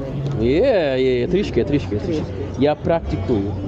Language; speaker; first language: Ukrainian; non-native, learner; English